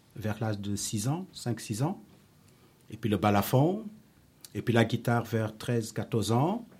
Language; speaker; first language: French; non-native, local second language; Wolof